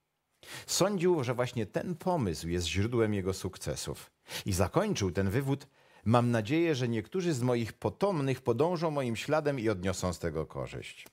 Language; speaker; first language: Polish; native; Polish